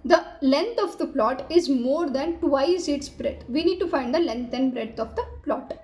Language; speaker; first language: English; non-native, local second language; Kannada